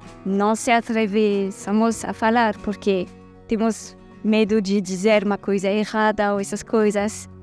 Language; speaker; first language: Portuguese; non-native, fluent; French